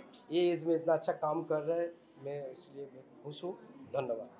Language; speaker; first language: Hindi; non-native, local second language; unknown